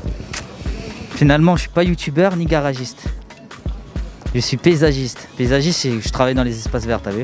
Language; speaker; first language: French; native; French